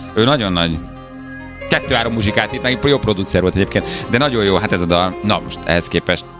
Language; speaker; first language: Hungarian; native; Hungarian